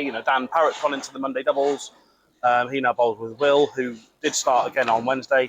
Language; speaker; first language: English; native; English